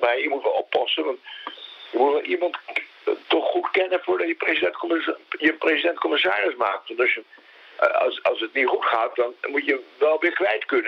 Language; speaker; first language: Dutch; native; Dutch